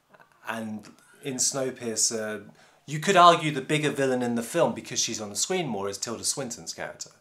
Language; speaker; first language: English; native; English